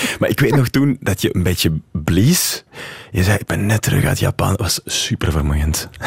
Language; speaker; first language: Dutch; native; Dutch